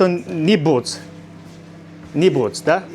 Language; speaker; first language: Russian; non-native, learner; Mongolian